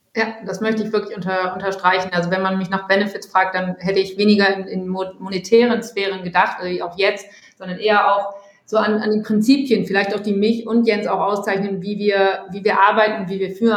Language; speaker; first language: German; native; German